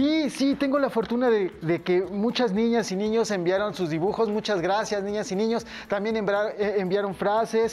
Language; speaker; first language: Spanish; native; Spanish